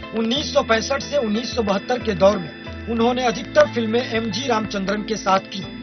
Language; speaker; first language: Hindi; native; Hindi